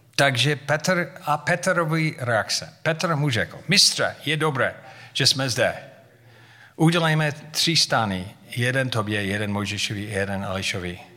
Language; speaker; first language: Czech; non-native, fluent; English